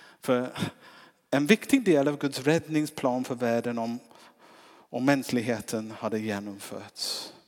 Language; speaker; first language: Swedish; non-native, fluent; English